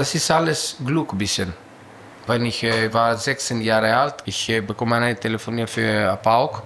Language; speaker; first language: German; non-native, learner; Greek